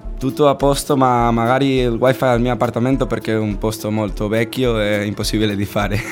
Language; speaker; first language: Italian; non-native, learner; Spanish